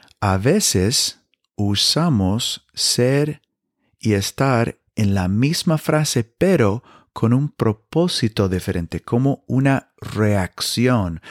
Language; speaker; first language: Spanish; non-native, fluent; English